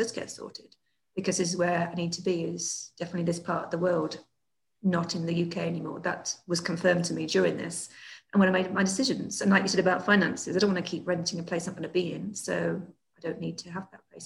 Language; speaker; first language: English; native; English